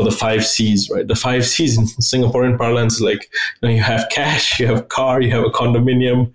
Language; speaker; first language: English; native; English